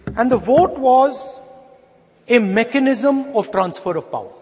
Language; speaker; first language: English; non-native, local second language; Hindi